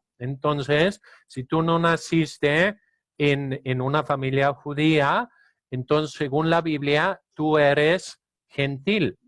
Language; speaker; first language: Spanish; non-native, fluent; Danish